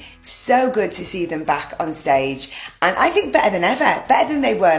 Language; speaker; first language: English; native; English